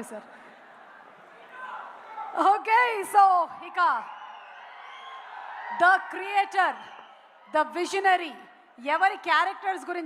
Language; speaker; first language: Telugu; native; Telugu